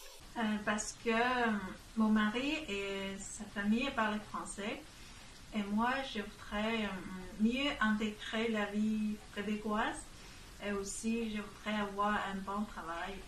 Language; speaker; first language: French; non-native, learner; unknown